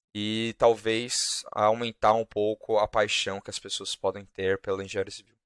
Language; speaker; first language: Portuguese; native; Portuguese